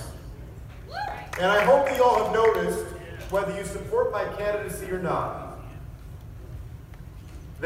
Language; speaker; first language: English; native; English